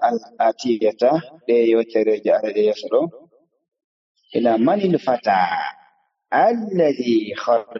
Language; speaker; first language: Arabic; non-native, fluent; Fula